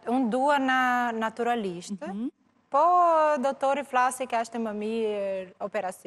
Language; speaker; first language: Albanian; non-native, learner; Portuguese